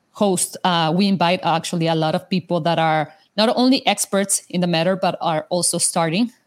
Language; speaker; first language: English; non-native, fluent; Spanish